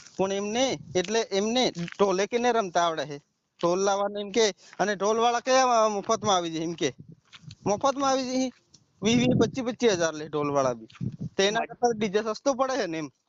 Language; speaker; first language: Gujarati; non-native, local second language; Bhili